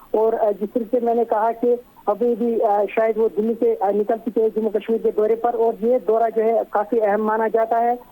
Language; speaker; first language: Urdu; non-native, local second language; Kashmiri